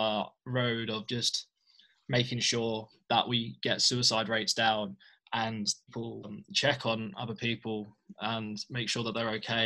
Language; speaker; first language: English; native; English